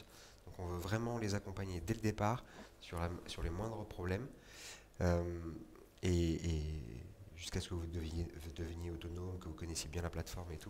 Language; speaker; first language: French; native; French